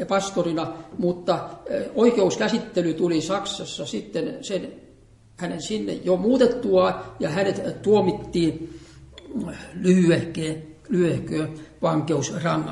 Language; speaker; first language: Finnish; native; Finnish